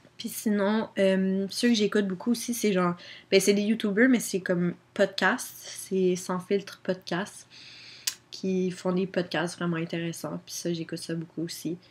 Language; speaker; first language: French; native; French